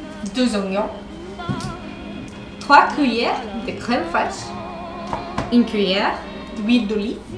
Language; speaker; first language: French; non-native, learner; English